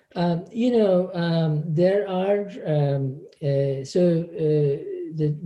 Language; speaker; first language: English; non-native, fluent; Turkish